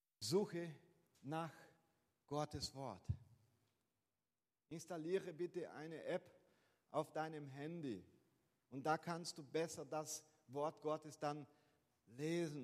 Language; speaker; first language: German; non-native, fluent; Portuguese